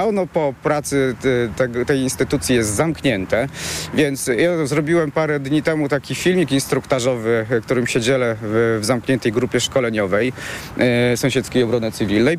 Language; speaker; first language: Polish; native; Polish